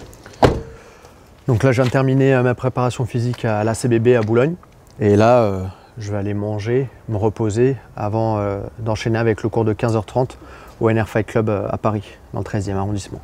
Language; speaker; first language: French; native; French